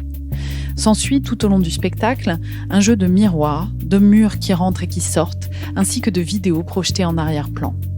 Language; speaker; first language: French; native; French